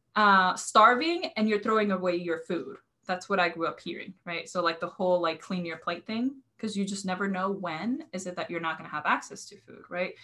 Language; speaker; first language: English; non-native, fluent; Spanish